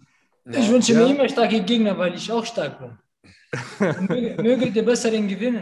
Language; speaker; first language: German; non-native, fluent; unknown